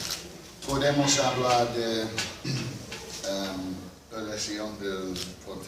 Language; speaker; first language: Spanish; non-native, fluent; English